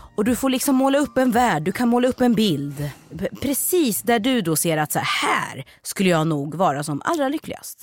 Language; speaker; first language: Swedish; native; Swedish